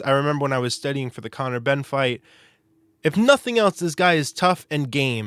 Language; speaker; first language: English; native; English